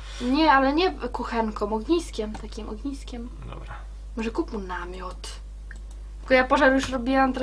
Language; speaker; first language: Polish; native; Polish